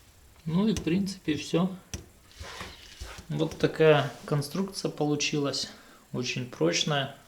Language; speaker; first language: Russian; native; Russian